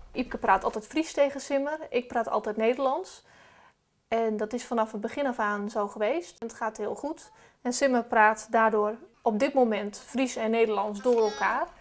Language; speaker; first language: Dutch; native; Dutch